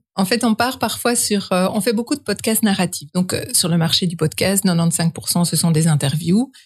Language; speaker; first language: French; native; French